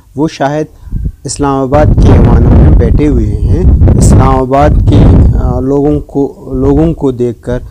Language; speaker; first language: Urdu; non-native, local second language; Baluchi